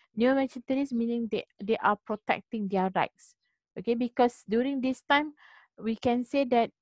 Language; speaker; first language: English; non-native, local second language; Malay